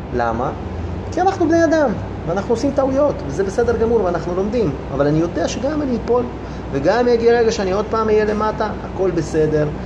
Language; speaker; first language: Hebrew; early bilingual, other home language; Russian